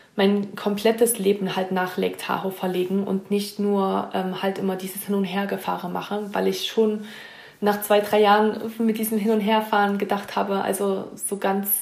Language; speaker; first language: German; native; German